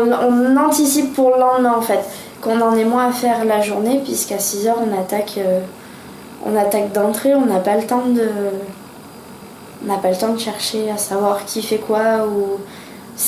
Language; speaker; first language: French; native; French